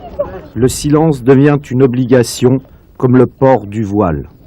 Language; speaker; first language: French; native; French